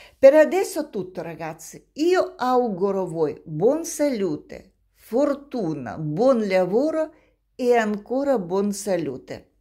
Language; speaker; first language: Italian; non-native, learner; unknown